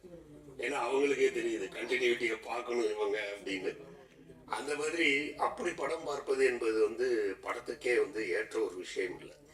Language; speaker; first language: Tamil; native; Tamil